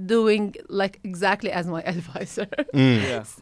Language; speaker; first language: English; non-native, fluent; Arabic